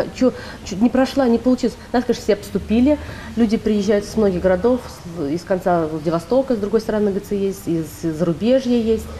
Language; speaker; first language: Russian; native; Russian